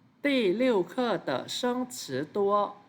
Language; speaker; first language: Chinese; non-native, fluent; Thai